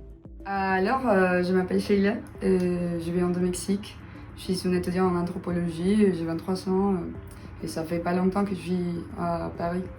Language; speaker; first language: French; non-native, fluent; Spanish